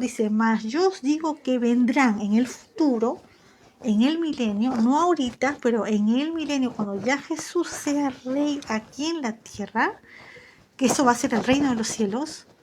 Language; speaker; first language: Spanish; native; Spanish